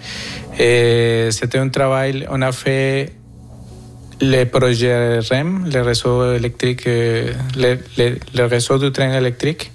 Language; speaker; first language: French; non-native, fluent; Spanish